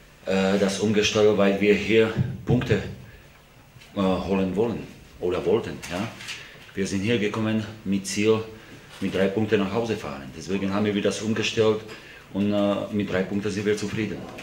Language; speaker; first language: German; non-native, fluent; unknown